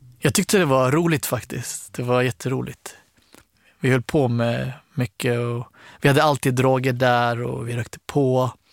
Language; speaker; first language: Swedish; early bilingual, other home language; Arabic